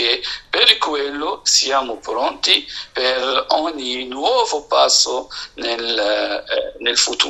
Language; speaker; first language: Italian; non-native, fluent; Arabic